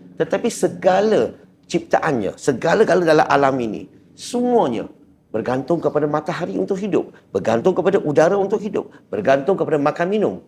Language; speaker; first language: Malay; non-native, local second language; Chinese